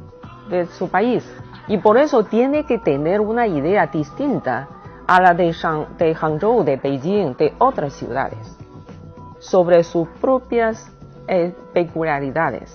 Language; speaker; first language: Spanish; non-native, fluent; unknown